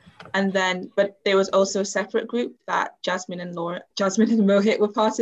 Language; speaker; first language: English; native; English